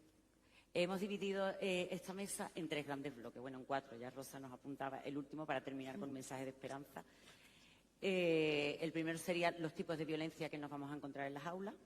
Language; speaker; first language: Spanish; native; Spanish